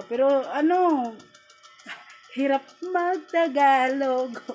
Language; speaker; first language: Filipino; non-native, local second language; Cebuano